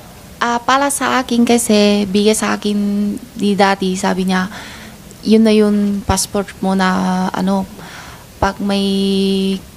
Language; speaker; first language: Filipino; non-native, learner; Chinese